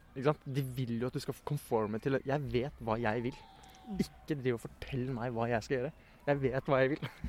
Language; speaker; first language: Norwegian; native; Norwegian